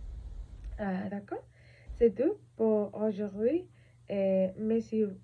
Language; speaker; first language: French; non-native, learner; Spanish